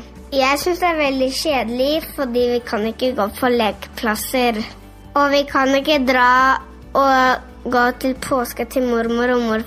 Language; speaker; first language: Norwegian; early bilingual, heritage; Norwegian